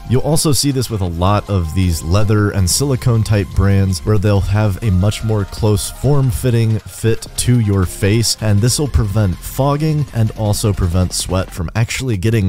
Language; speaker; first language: English; native; English